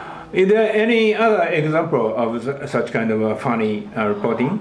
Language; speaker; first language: English; non-native, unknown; Japanese